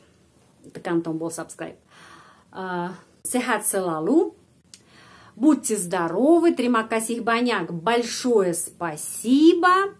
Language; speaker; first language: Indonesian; non-native, fluent; Russian